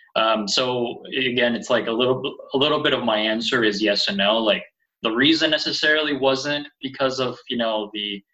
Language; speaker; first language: English; early bilingual, other home language; Spanish